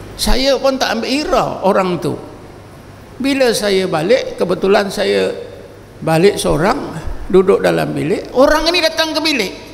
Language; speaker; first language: Malay; native; Malay